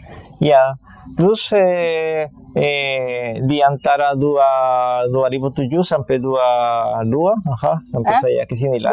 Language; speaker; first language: Indonesian; non-native, fluent; Spanish